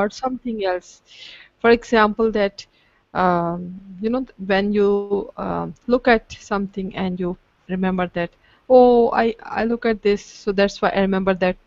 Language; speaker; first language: English; non-native, learner; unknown